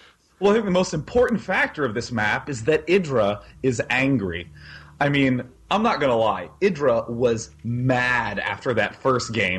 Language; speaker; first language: English; native; English